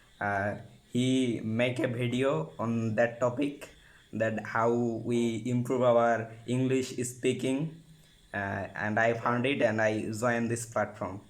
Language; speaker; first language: English; non-native, learner; Bangla